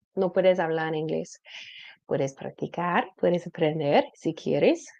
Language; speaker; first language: Spanish; non-native, fluent; English